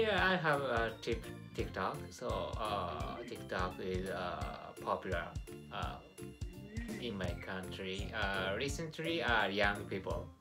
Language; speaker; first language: English; non-native, learner; Japanese